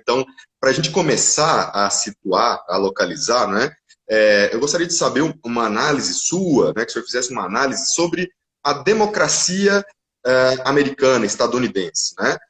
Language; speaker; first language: Portuguese; native; Portuguese